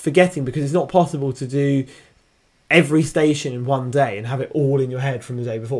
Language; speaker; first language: English; native; English